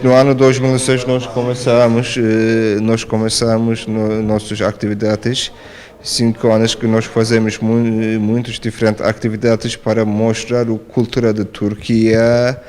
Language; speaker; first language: Portuguese; non-native, fluent; Turkish